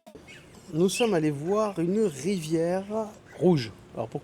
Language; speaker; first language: French; native; French